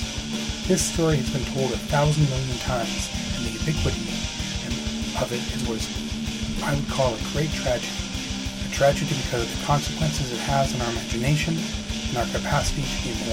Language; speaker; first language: English; native; English